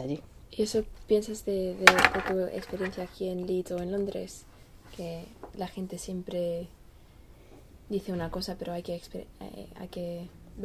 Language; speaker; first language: Spanish; non-native, learner; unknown